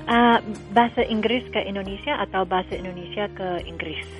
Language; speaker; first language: Indonesian; non-native, fluent; English